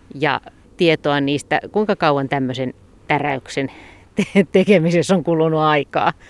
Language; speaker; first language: Finnish; native; Finnish